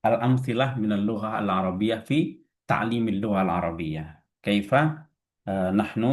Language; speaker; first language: Arabic; non-native, fluent; Indonesian